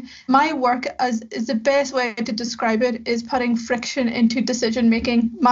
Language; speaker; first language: English; native; English